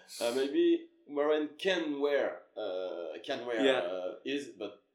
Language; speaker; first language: English; non-native, learner; French